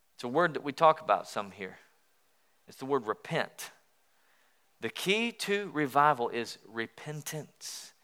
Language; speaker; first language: English; native; English